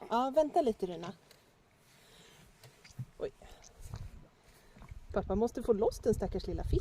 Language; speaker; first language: Swedish; native; Swedish